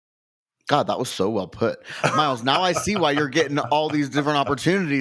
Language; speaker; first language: English; native; English